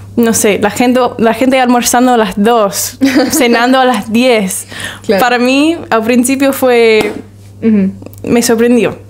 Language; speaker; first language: Spanish; non-native, fluent; English